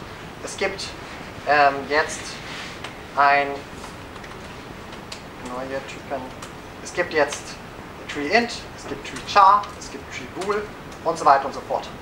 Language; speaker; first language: German; native; German